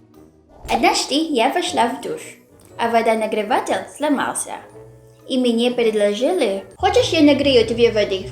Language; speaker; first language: Russian; non-native, learner; Filipino